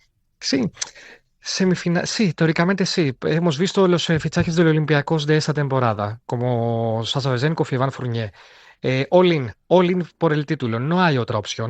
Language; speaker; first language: Spanish; non-native, fluent; Greek